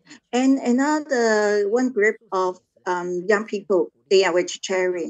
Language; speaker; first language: English; non-native, learner; Chinese